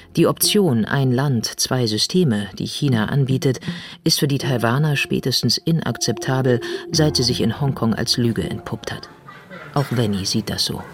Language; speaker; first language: German; native; German